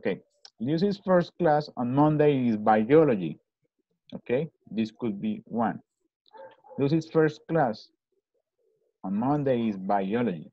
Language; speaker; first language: English; non-native, fluent; Spanish